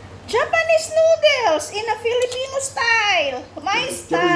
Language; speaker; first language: English; non-native, learner; Filipino